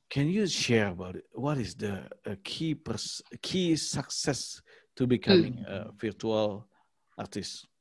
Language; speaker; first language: English; non-native, learner; Indonesian